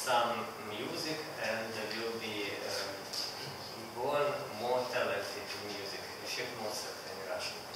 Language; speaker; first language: English; non-native, learner; Russian